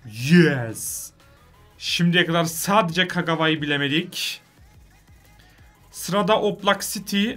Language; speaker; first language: Turkish; native; Turkish